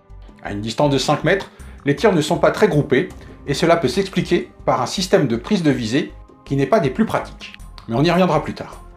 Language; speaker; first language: French; native; French